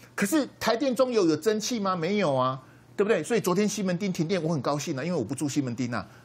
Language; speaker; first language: Chinese; native; Chinese